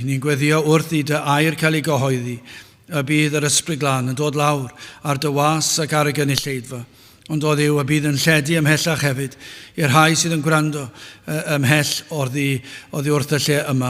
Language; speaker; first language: Welsh; native; Welsh